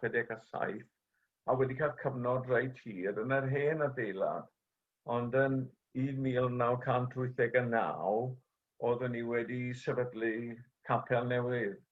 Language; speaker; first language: Welsh; native; Welsh